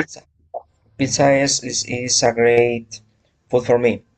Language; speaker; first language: English; non-native, learner; Spanish